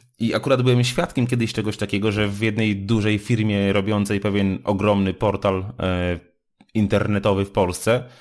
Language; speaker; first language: Polish; native; Polish